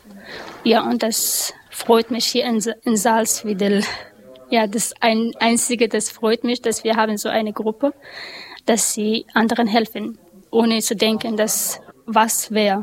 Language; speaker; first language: German; non-native, learner; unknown